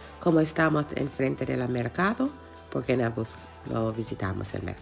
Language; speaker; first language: Spanish; non-native, learner; English